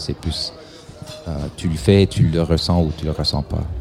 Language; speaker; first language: French; non-native, local second language; English